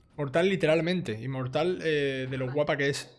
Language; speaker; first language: Spanish; native; Spanish